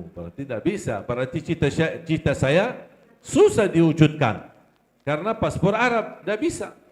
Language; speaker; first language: Malay; non-native, fluent; Arabic